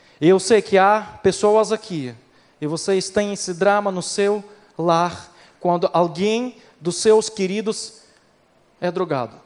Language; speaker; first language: Portuguese; non-native, fluent; Ukrainian